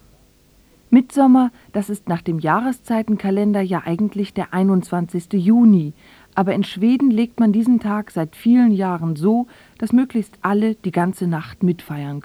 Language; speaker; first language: German; native; German